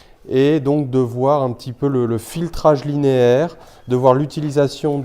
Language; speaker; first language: French; native; French